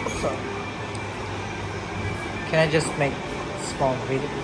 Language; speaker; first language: English; non-native, fluent; Tibetan